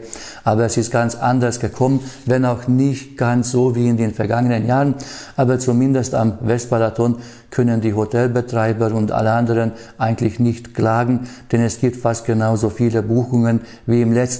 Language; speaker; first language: German; native; German